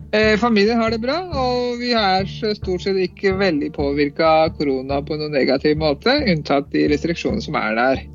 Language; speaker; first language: Norwegian; early bilingual, other home language; Punjabi